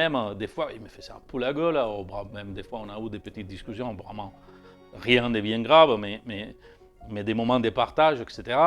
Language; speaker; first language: French; native; French